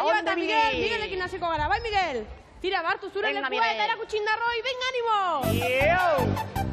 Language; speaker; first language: Basque; native; Basque